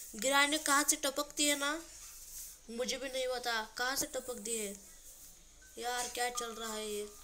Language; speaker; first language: Hindi; non-native, local second language; Marathi